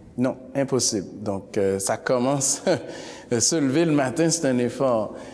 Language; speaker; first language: French; early bilingual, other home language; Haitian Creole